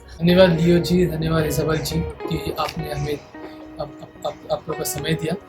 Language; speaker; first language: Hindi; native; Hindi